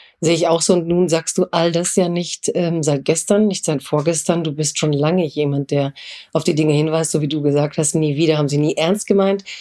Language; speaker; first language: German; early bilingual, other home language; Croatian